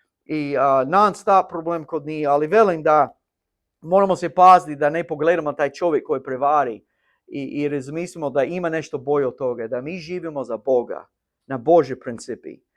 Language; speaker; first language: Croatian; non-native, learner; English